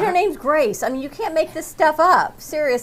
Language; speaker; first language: English; native; English